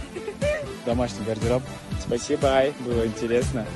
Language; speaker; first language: Russian; non-native, local second language; Kazakh